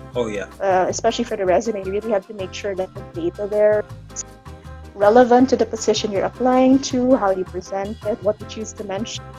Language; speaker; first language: English; non-native, local second language; Cebuano